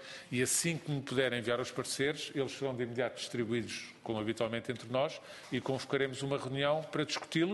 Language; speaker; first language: Portuguese; native; Portuguese